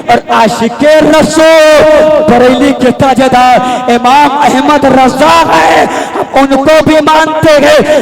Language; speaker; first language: Hindi; native; Hindi